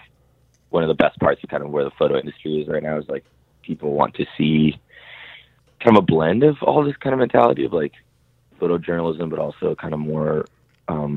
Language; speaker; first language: English; native; English